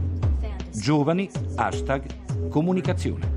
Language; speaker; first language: Italian; native; Italian